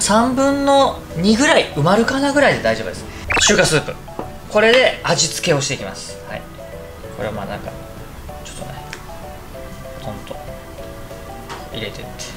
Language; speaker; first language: Japanese; native; Japanese